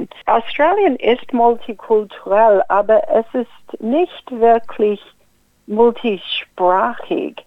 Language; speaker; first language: German; non-native, fluent; English